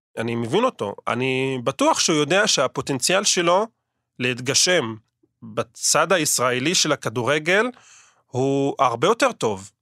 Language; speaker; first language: Hebrew; non-native, local second language; Arabic